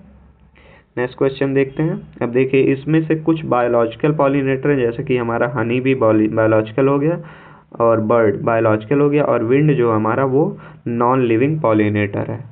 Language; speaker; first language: Hindi; native; Hindi